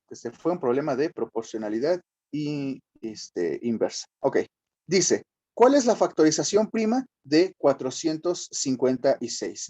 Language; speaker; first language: Spanish; native; Spanish